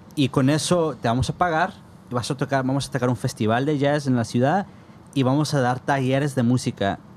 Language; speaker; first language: Spanish; early bilingual, heritage; Spanish